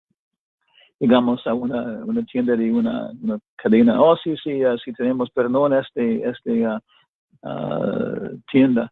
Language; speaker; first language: Spanish; non-native, fluent; English